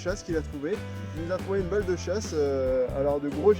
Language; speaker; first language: French; native; French